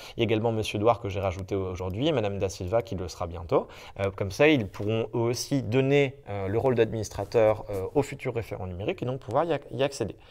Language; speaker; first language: French; native; French